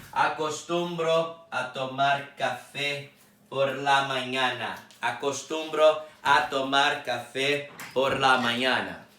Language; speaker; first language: Spanish; non-native, fluent; Portuguese